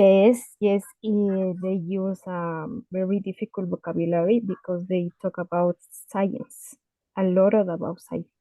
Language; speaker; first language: English; non-native, learner; Spanish